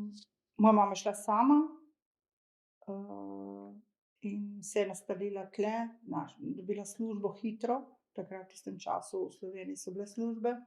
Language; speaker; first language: Slovenian; early bilingual, other home language; Croatian